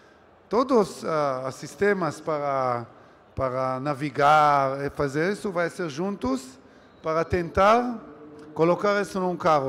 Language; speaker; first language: Portuguese; non-native, learner; Hebrew